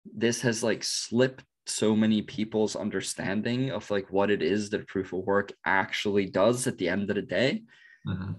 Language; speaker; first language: English; non-native, fluent; Norwegian